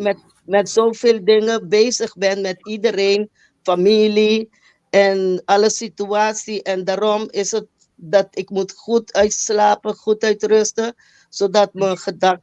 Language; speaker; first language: Dutch; non-native, fluent; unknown